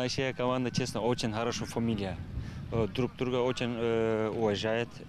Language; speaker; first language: Russian; non-native, learner; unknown